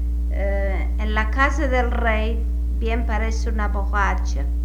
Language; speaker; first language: Spanish; early bilingual, heritage; Spanish